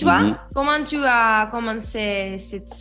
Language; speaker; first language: French; non-native, learner; Greek